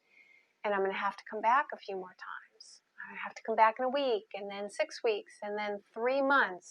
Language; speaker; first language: English; native; English